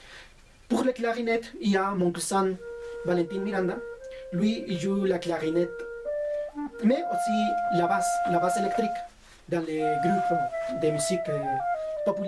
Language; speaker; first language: French; non-native, fluent; Spanish